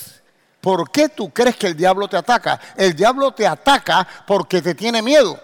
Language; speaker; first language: Spanish; native; Spanish